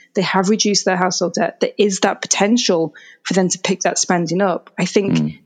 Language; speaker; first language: English; native; English